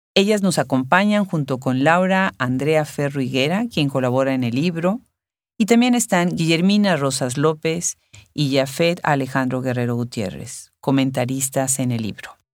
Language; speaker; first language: Spanish; native; Spanish